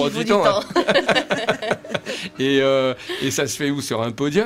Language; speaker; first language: French; native; French